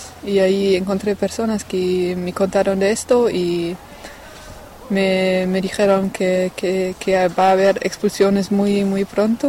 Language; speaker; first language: Spanish; non-native, fluent; French